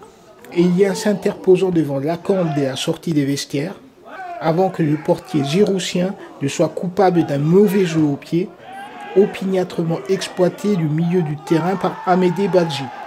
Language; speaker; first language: French; native; French